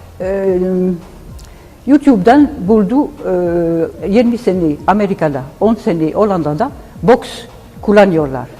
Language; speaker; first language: Turkish; non-native, learner; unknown